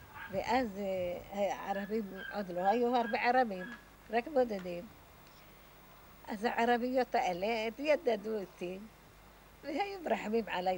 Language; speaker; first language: Hebrew; non-native, fluent; Arabic